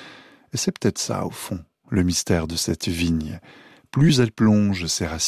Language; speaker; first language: French; native; French